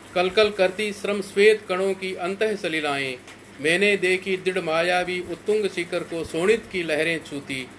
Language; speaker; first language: Hindi; native; Hindi